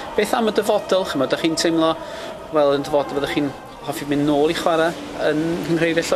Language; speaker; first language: Welsh; native; Welsh